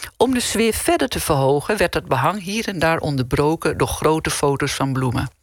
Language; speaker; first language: Dutch; native; Dutch